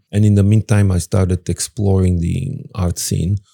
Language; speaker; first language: English; non-native, fluent; Bulgarian